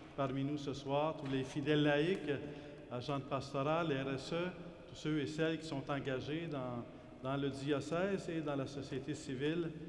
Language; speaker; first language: French; native; French